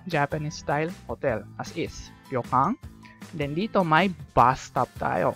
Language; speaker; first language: English; non-native, local second language; Filipino